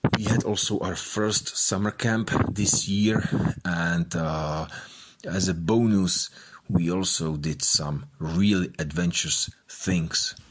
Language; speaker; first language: English; non-native, fluent; Czech